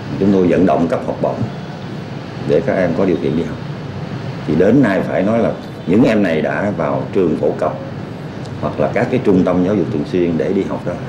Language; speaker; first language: Vietnamese; native; Vietnamese